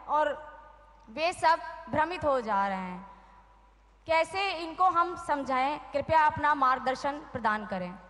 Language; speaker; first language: Hindi; native; Hindi